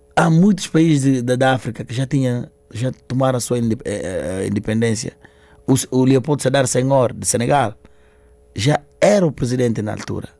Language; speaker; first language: Portuguese; non-native, local second language; Upper Guinea Crioulo